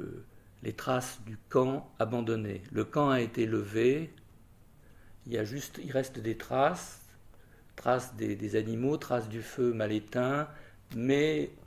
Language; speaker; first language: French; native; French